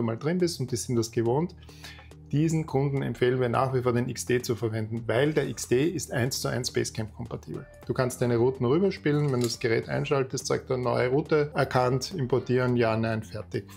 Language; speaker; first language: German; native; German